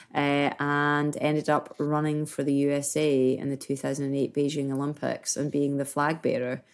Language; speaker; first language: English; native; English